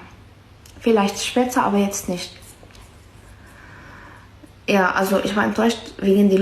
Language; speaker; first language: German; non-native, fluent; Arabic